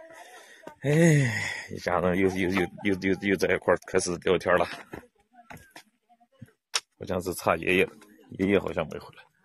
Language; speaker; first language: Chinese; native; Chinese